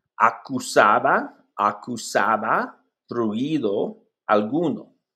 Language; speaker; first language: Spanish; non-native, learner; English